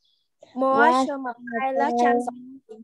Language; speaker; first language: French; non-native, learner; Khmer